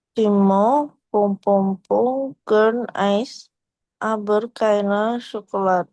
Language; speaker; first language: German; non-native, learner; Indonesian